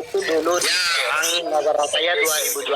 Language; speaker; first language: Indonesian; non-native, learner; Rohingya